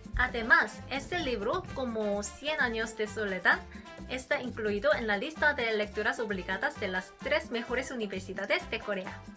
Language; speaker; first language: Spanish; non-native, learner; Korean